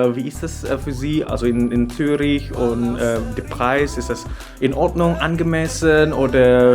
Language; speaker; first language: German; non-native, fluent; Indonesian